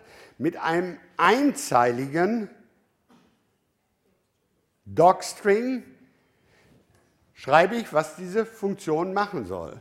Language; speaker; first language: German; native; German